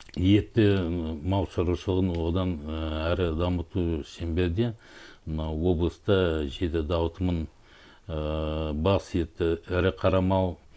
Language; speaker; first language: Kazakh; native; Kazakh